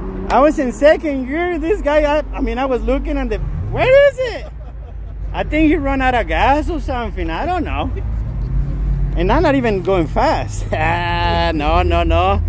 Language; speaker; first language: English; non-native, fluent; Spanish